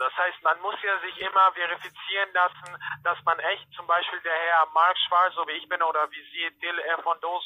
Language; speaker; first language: German; non-native, fluent; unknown